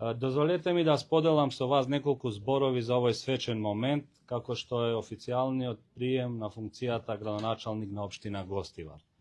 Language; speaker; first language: Macedonian; non-native, local second language; Albanian